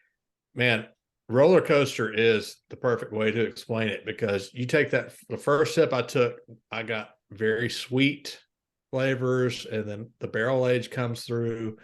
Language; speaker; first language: English; native; English